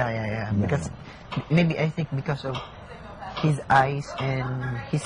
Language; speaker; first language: English; non-native, learner; Filipino